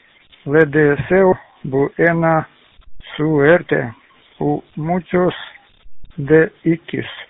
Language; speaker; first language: Spanish; non-native, learner; Russian